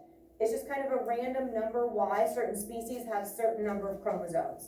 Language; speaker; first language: English; native; English